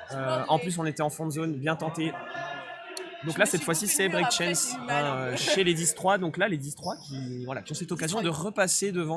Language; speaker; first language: French; native; French